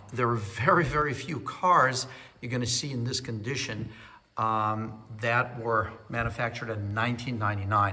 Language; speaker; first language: English; non-native, fluent; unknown